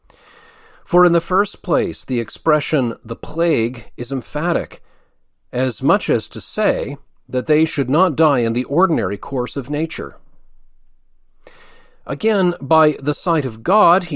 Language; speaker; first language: English; native; English